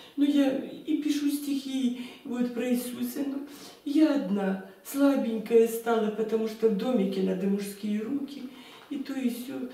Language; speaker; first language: Russian; native; Russian